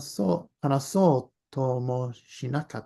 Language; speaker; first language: Japanese; non-native, learner; English